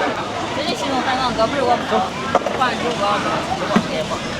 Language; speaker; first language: Chinese; native; Chinese